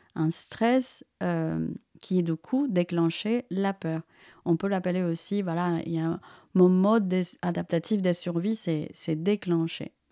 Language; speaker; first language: French; non-native, fluent; Spanish